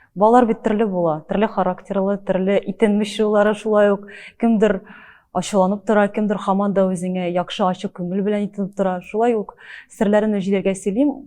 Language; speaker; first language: Tatar; early bilingual, heritage; Tatar